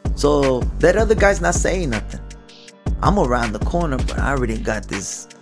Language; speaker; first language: English; early bilingual, other home language; Spanish